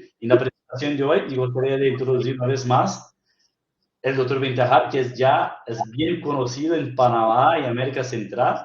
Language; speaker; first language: Spanish; non-native, fluent; Portuguese